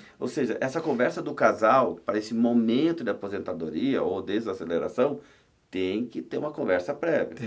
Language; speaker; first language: Portuguese; native; Portuguese